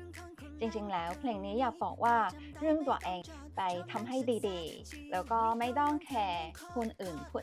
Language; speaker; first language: Thai; non-native, learner; Cantonese